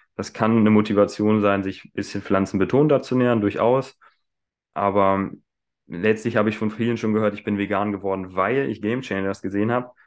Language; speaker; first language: German; native; German